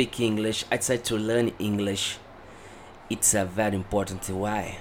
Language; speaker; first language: English; non-native, learner; Portuguese